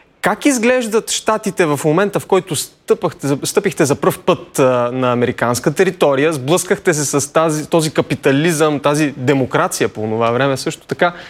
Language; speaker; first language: Bulgarian; native; Bulgarian